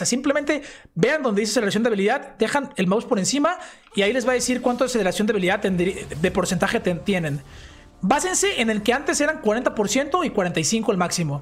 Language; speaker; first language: Spanish; native; Spanish